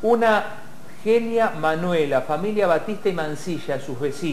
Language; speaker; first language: Spanish; native; Spanish